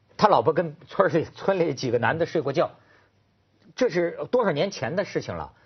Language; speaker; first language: Chinese; native; Chinese